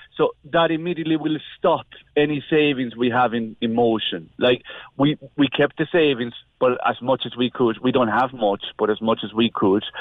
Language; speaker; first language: English; non-native, fluent; Spanish